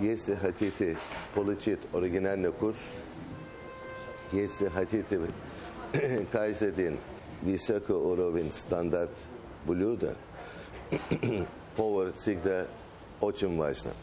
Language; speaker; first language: Russian; non-native, learner; Turkish